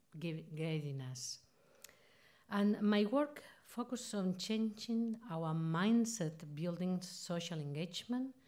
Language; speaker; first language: English; non-native, fluent; Spanish